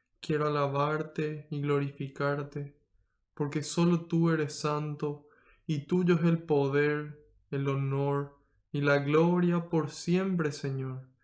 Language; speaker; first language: Spanish; native; Spanish